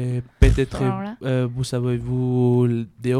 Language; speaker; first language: French; non-native, learner; Spanish